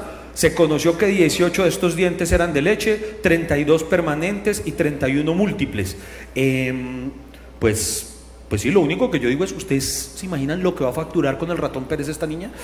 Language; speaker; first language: Spanish; native; Spanish